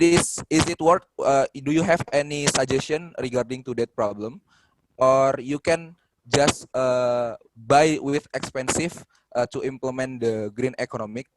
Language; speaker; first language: English; non-native, fluent; Indonesian